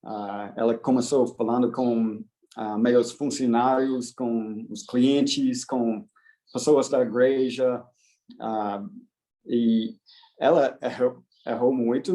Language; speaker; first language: Portuguese; non-native, fluent; English